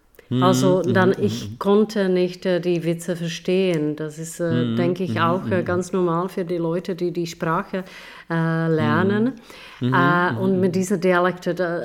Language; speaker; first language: German; non-native, fluent; Czech